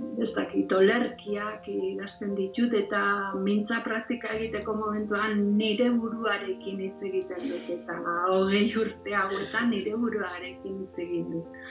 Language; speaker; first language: Basque; non-native, local second language; Spanish